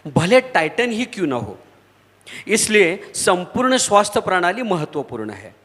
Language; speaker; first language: Hindi; non-native, local second language; Marathi